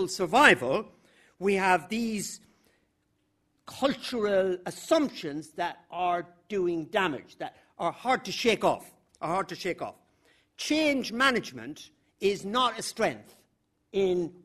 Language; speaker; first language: English; native; English